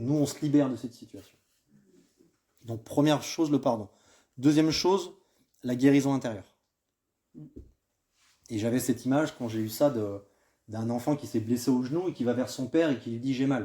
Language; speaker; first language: French; native; French